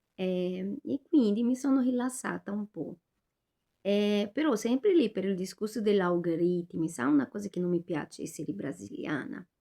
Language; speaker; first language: Italian; non-native, fluent; Portuguese